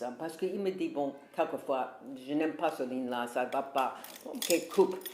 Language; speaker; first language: French; non-native, fluent; English